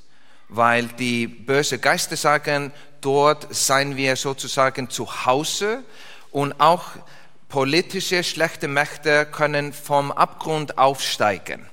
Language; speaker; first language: German; non-native, learner; English